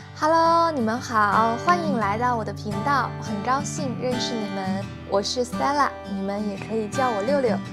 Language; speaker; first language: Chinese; native; Chinese